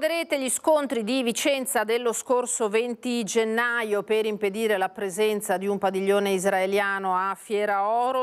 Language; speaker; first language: Italian; native; Italian